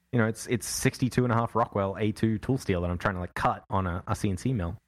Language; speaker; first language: English; native; English